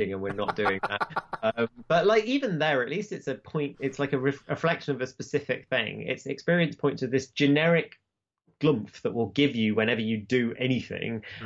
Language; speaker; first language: English; native; English